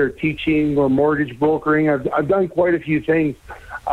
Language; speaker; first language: English; native; English